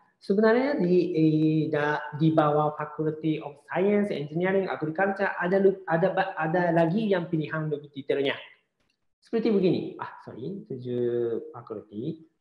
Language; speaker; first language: Indonesian; non-native, fluent; Japanese